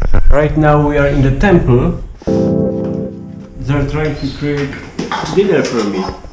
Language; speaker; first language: English; non-native, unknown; Polish